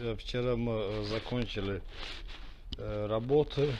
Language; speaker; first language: Russian; non-native, fluent; Azerbaijani